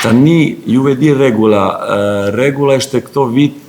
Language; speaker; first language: Albanian; non-native, learner; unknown